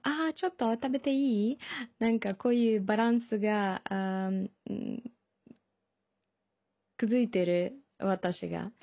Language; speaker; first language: Japanese; non-native, learner; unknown